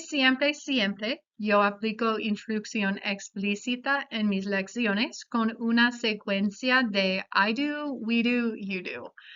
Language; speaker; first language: Spanish; non-native, fluent; English